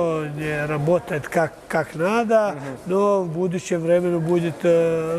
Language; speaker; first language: Russian; non-native, learner; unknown